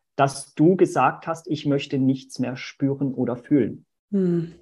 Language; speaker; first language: German; early bilingual, other home language; Portuguese